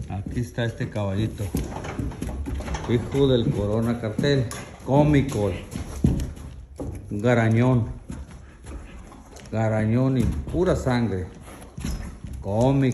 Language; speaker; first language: Spanish; native; Spanish